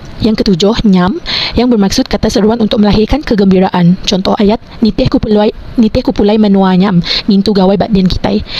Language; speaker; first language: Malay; non-native, local second language; Iban